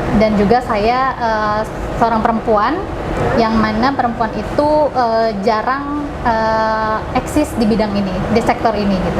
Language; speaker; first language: Indonesian; native; Indonesian